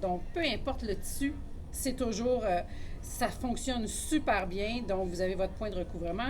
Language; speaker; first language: French; native; French